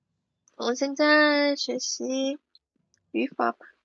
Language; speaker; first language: Chinese; non-native, fluent; Indonesian